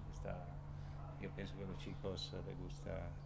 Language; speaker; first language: Spanish; non-native, learner; Italian